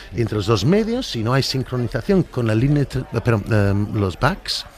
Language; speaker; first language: Spanish; non-native, fluent; English